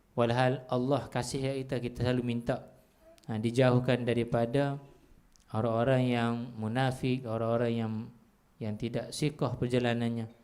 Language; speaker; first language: Malay; native; Malay